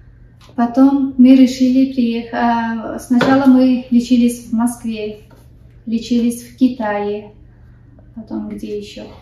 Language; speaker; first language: Russian; non-native, local second language; Tajik